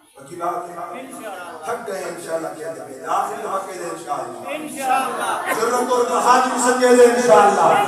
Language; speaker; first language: Urdu; non-native, local second language; Sindhi